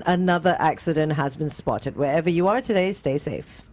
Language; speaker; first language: English; native; English